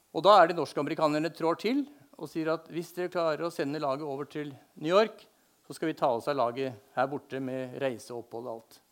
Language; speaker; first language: Norwegian; native; Norwegian